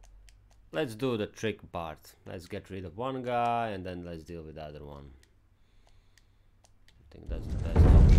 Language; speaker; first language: English; non-native, fluent; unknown